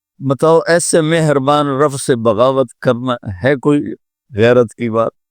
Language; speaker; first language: Urdu; non-native, local second language; Punjabi